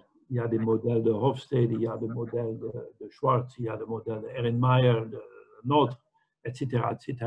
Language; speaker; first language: French; non-native, fluent; Dutch